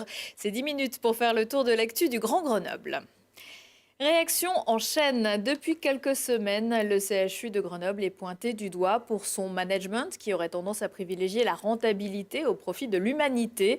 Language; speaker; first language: French; native; French